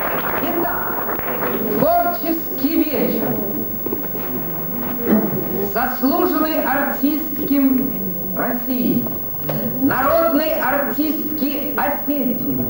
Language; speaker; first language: Russian; native; Russian